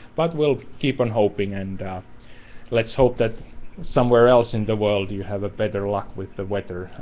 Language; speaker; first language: English; non-native, fluent; Finnish